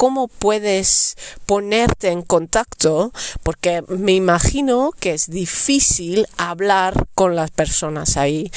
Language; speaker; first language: Spanish; non-native, fluent; Dutch